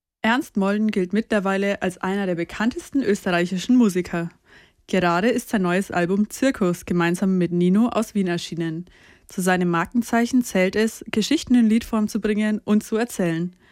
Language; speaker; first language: German; native; German